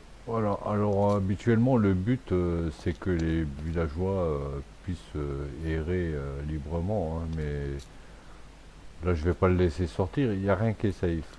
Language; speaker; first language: French; native; French